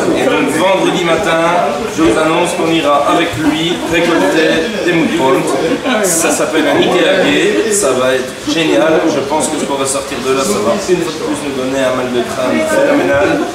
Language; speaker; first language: French; native; French